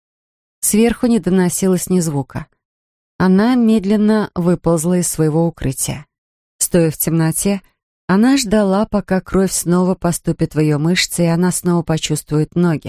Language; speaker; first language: Russian; native; Russian